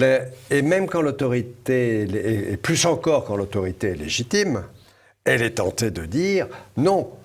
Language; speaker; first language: French; native; French